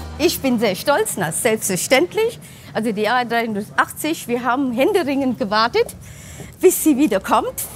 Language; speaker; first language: German; non-native, fluent; English